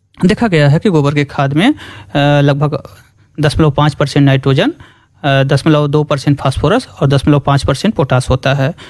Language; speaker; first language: Hindi; native; Hindi